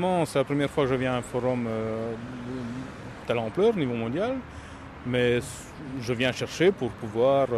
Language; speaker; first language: French; native; French